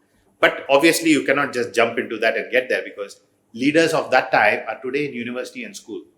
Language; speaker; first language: English; non-native, fluent; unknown